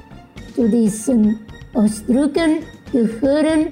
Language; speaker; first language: German; non-native, fluent; Indonesian